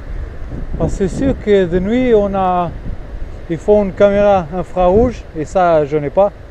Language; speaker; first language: French; non-native, fluent; Portuguese